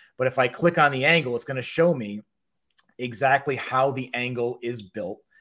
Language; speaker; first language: English; native; English